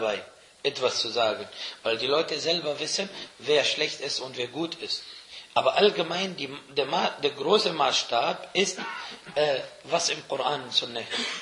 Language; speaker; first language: German; non-native, fluent; Arabic